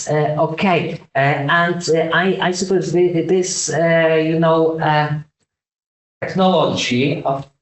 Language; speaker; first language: English; non-native, learner; Polish